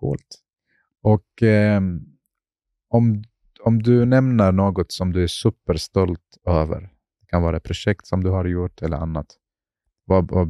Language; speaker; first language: Swedish; non-native, fluent; Arabic